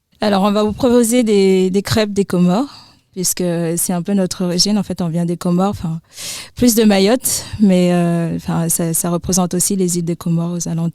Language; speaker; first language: French; native; French